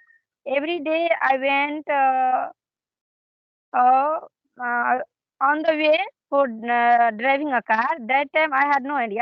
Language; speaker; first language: English; non-native, learner; Hindi